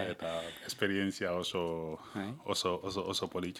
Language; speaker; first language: Basque; non-native, learner; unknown